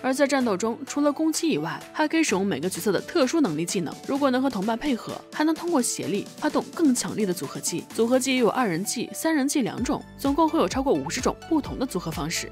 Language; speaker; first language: Chinese; native; Chinese